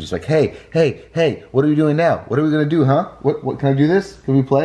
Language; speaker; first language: English; native; English